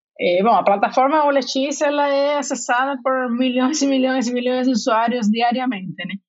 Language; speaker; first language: Portuguese; non-native, fluent; Spanish